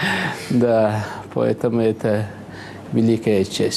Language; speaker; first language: Russian; non-native, fluent; Mongolian